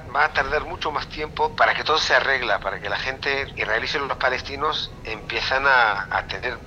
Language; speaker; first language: Spanish; non-native, fluent; Hebrew